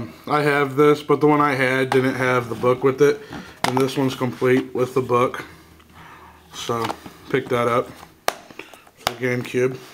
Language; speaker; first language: English; native; English